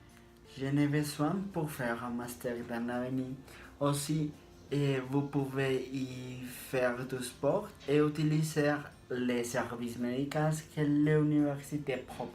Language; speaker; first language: French; non-native, learner; Spanish